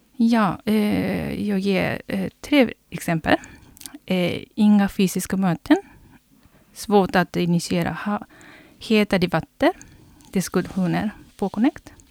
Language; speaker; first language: Swedish; non-native, fluent; Japanese